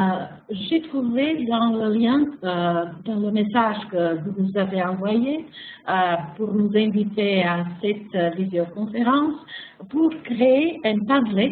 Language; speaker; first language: French; non-native, fluent; Macedonian